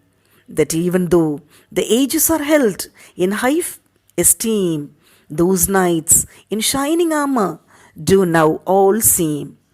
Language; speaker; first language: English; non-native, local second language; Tamil